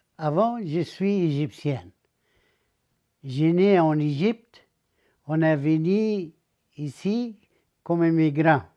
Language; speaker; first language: French; non-native, learner; Arabic